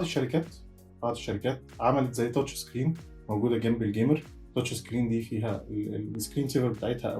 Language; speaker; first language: Arabic; native; Arabic